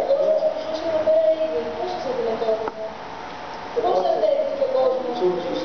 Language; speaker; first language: Greek; native; Greek